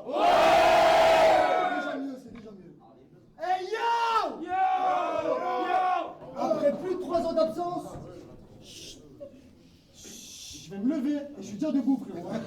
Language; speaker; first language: French; native; French